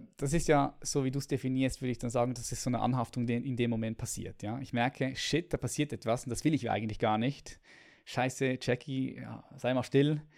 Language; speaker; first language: German; native; German